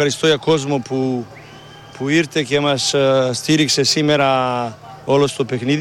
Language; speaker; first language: Greek; non-native, learner; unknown